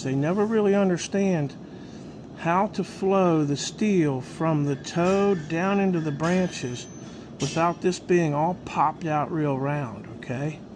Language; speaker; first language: English; native; English